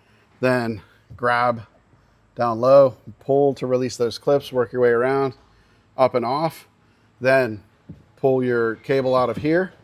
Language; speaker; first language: English; native; English